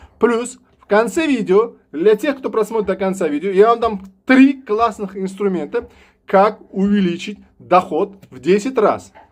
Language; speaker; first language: Russian; non-native, local second language; Uzbek